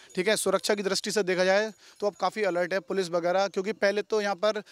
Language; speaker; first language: Hindi; native; Hindi